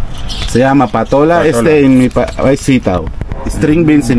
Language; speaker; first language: Spanish; non-native, learner; Filipino